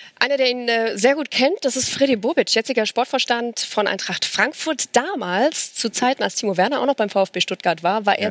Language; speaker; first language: German; native; German